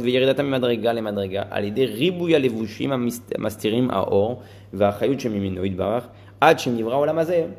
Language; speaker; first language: Hebrew; non-native, fluent; French